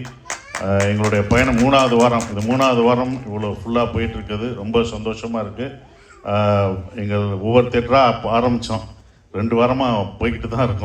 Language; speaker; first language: Tamil; native; Tamil